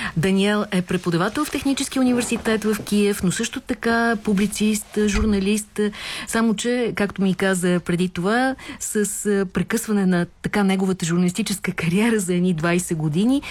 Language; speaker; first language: Bulgarian; native; Bulgarian